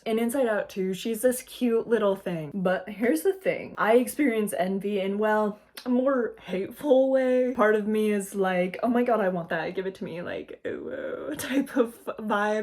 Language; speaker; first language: English; native; English